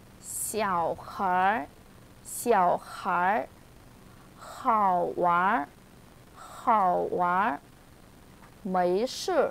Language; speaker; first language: Chinese; non-native, fluent; Vietnamese